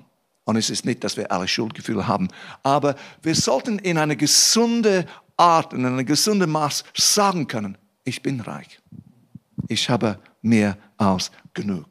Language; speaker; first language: German; non-native, fluent; English